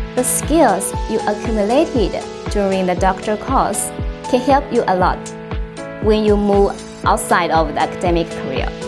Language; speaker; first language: English; non-native, fluent; Chinese